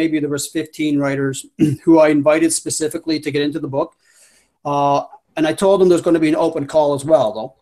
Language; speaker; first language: English; native; English